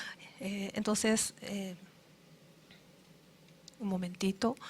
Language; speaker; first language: Spanish; non-native, learner; Japanese